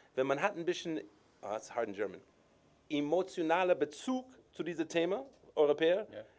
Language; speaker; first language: German; non-native, fluent; English